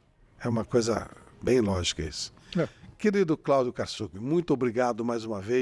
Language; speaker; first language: Portuguese; native; Portuguese